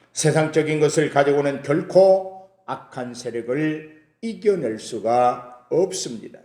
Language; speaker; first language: Korean; native; Korean